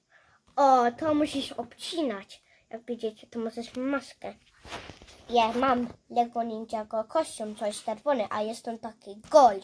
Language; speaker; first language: Polish; early bilingual, heritage; Polish